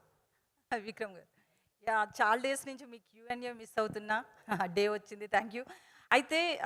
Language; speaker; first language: Telugu; native; Telugu